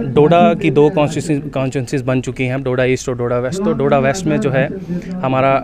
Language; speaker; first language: Hindi; native; Hindi